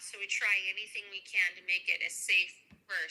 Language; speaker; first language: English; native; English